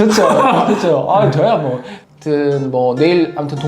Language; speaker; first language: Korean; native; Korean